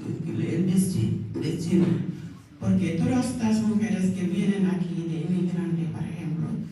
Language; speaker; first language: Spanish; non-native, local second language; Wolof